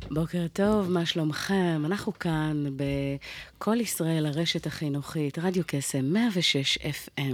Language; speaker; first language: Hebrew; native; Hebrew